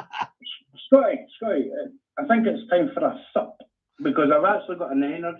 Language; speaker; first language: English; native; English